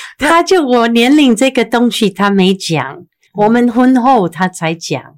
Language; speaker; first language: Chinese; non-native, fluent; English